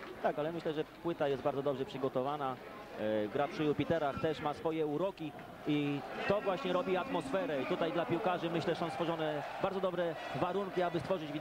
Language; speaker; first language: Polish; native; Polish